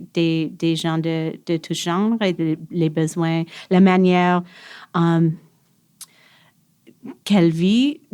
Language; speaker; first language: French; non-native, local second language; English